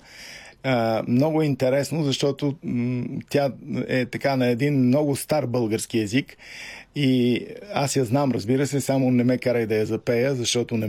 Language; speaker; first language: Bulgarian; native; Bulgarian